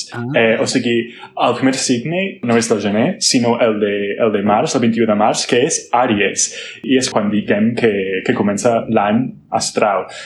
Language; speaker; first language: Catalan; non-native, fluent; English